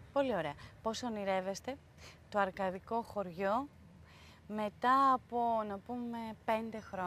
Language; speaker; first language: Greek; native; Greek